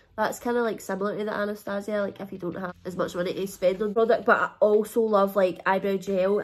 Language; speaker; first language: English; native; English